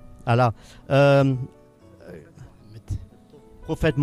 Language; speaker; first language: French; native; French